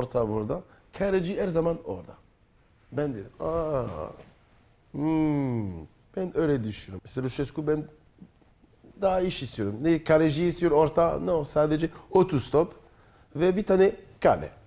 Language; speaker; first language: Turkish; non-native, learner; French